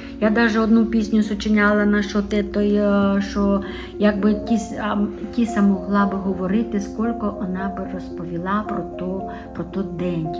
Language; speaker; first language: Ukrainian; non-native, local second language; Romanian